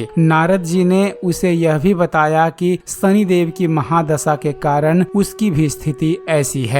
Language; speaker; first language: Hindi; native; Hindi